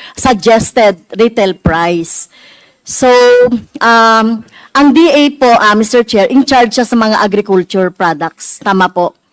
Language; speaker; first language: Filipino; native; Filipino